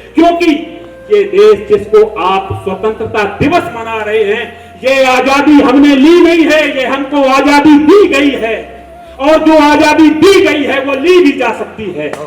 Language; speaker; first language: Hindi; native; Hindi